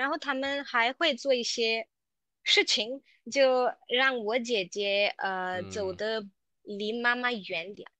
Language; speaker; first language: Chinese; non-native, local second language; Tamil